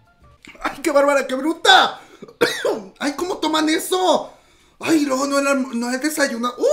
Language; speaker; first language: Spanish; native; Spanish